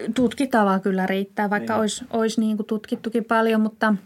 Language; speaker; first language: Finnish; native; Finnish